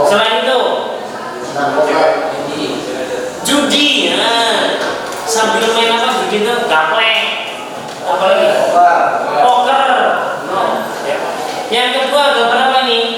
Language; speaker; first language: Indonesian; native; Indonesian